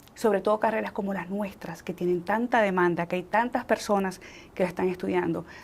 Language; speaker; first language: Spanish; native; Spanish